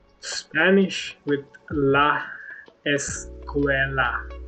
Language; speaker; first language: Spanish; non-native, learner; English